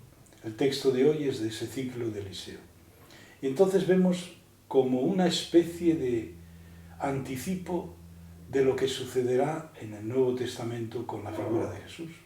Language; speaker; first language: Spanish; native; Spanish